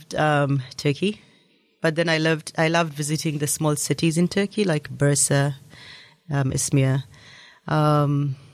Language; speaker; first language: English; native; English